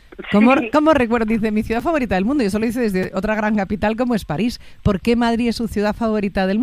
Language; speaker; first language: Spanish; native; Spanish